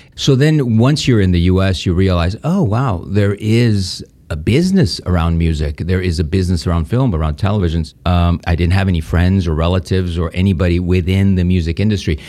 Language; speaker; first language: English; non-native, fluent; Spanish